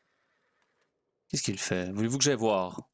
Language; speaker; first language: French; native; French